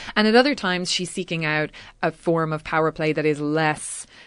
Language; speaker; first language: English; native; English